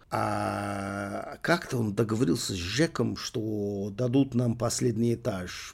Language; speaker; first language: Russian; non-native, fluent; English